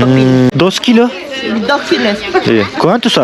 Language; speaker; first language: Spanish; non-native, learner; Turkish